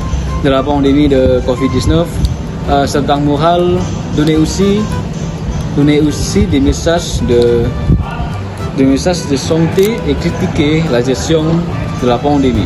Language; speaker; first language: French; non-native, learner; Indonesian